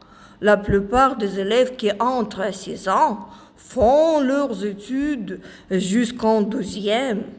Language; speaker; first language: French; non-native, fluent; Ukrainian